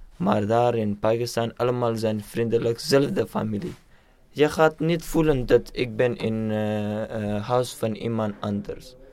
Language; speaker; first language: Dutch; non-native, learner; Urdu